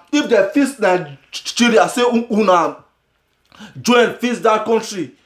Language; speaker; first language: Nigerian Pidgin; native; Nigerian Pidgin